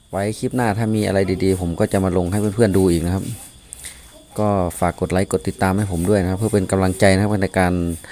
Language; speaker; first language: Thai; native; Thai